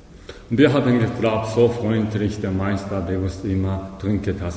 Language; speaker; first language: German; non-native, learner; Japanese